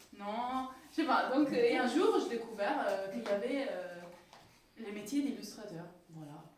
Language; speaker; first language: French; non-native, fluent; Italian